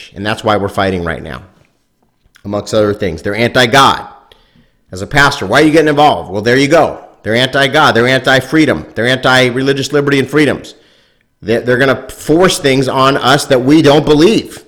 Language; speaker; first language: English; native; English